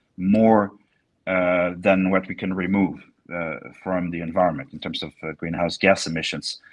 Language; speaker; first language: English; non-native, fluent; French